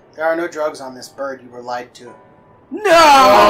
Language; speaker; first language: English; native; English